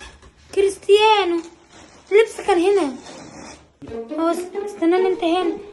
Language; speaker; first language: Arabic; native; Arabic